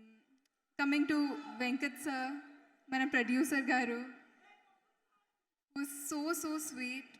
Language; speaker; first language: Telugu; non-native, fluent; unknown